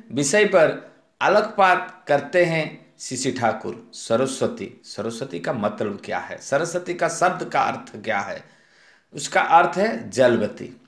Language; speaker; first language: Hindi; non-native, local second language; Odia